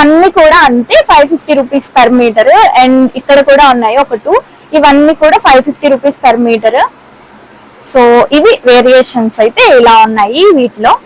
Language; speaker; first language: Telugu; native; Telugu